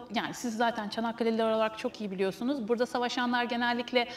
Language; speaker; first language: Turkish; native; Turkish